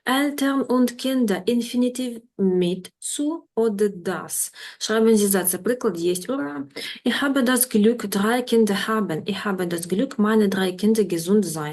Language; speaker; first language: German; non-native, fluent; Ukrainian